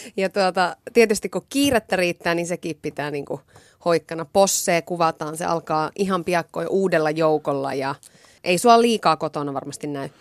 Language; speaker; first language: Finnish; native; Finnish